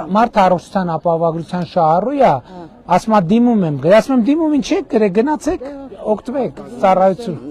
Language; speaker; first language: Armenian; native; Armenian